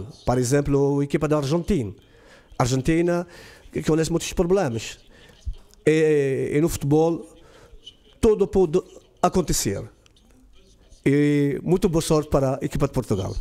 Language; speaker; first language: Portuguese; non-native, fluent; Arabic